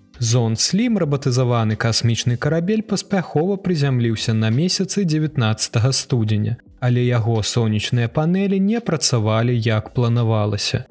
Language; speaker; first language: Belarusian; native; Belarusian